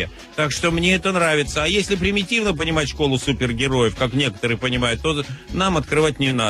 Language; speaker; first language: Russian; native; Russian